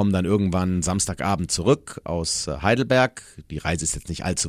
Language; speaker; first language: German; native; German